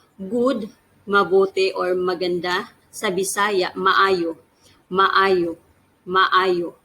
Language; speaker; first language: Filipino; non-native, local second language; Cebuano